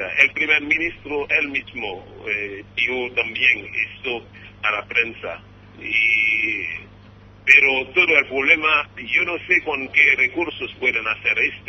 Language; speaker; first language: Spanish; non-native, fluent; Haitian Creole